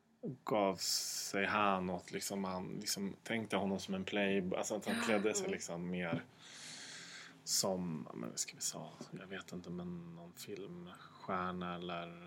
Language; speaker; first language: Swedish; native; Swedish